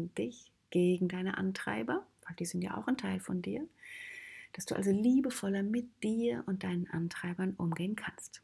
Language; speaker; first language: German; native; German